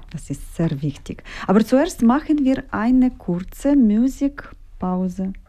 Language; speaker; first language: German; non-native, fluent; Ukrainian